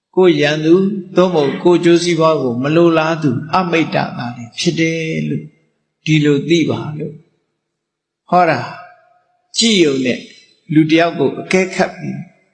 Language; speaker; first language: Burmese; native; Burmese